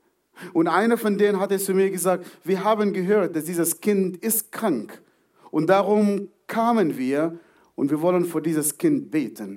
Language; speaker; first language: German; non-native, fluent; Arabic